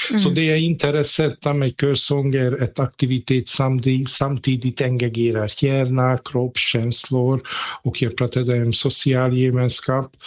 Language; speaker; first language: Swedish; non-native, fluent; Hungarian